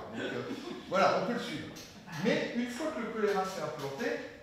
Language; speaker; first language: French; native; French